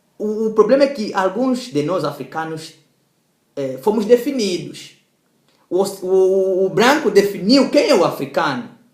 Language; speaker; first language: Portuguese; native; Portuguese